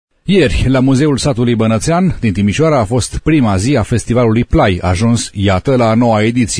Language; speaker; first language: Romanian; native; Romanian